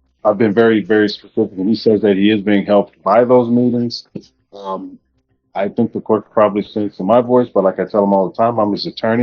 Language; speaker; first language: English; native; English